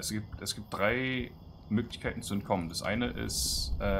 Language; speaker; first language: German; native; German